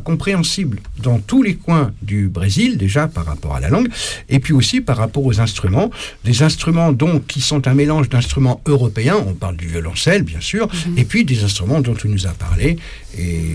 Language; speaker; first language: French; native; French